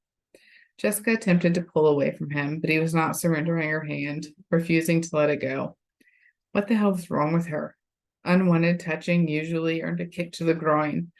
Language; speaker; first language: English; native; English